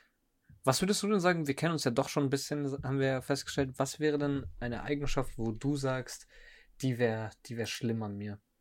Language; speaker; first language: German; native; German